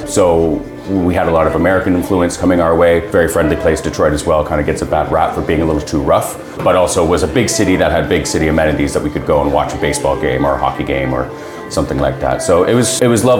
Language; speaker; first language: English; native; English